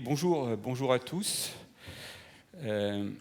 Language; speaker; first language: French; native; French